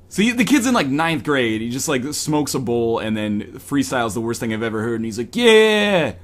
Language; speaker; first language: English; native; English